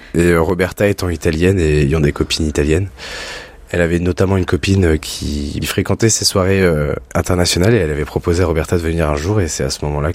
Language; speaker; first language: French; native; French